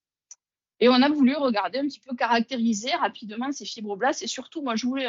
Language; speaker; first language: French; native; French